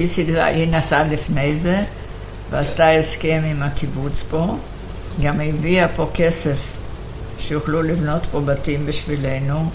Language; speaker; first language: Hebrew; non-native, fluent; Polish